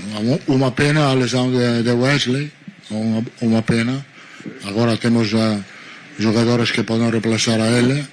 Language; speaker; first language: Portuguese; non-native, learner; Italian